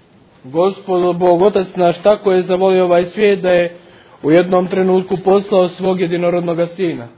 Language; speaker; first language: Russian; non-native, learner; Serbian